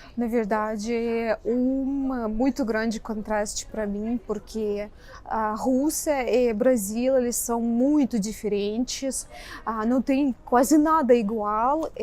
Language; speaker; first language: Portuguese; non-native, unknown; Russian